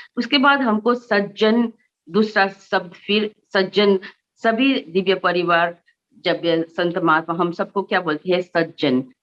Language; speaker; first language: Hindi; non-native, local second language; Nepali